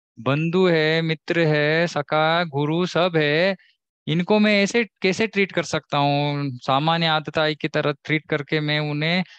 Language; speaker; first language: Hindi; non-native, local second language; Kannada